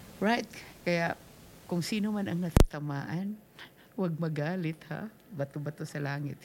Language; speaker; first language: Filipino; native; Filipino